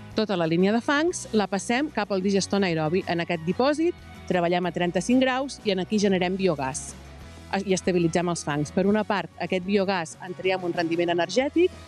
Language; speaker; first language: Catalan; native; Catalan